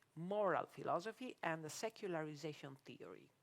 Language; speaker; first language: English; non-native, fluent; Italian